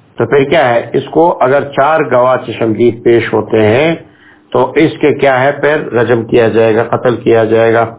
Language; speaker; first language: Urdu; non-native, local second language; Pashto